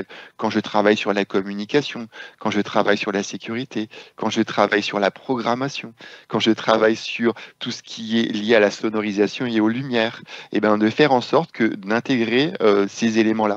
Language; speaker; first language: French; native; French